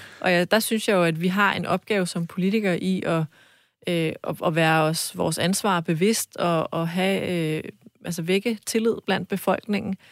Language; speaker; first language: Danish; early bilingual, other home language; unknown